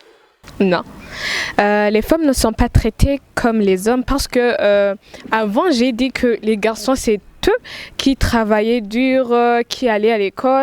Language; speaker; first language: French; non-native, local second language; Rundi